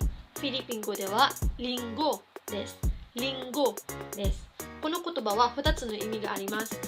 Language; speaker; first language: Japanese; non-native, fluent; Cebuano